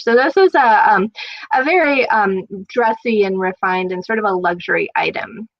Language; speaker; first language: English; native; English